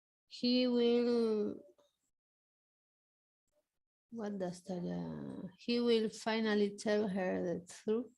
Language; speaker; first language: English; non-native, learner; Spanish